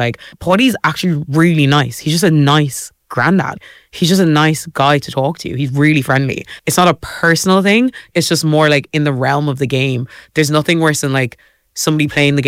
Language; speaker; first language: English; native; English